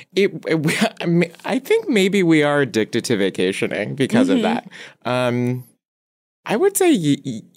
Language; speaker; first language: English; early bilingual, other home language; Korean